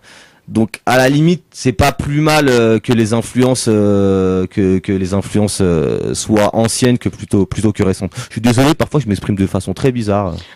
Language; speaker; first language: French; native; French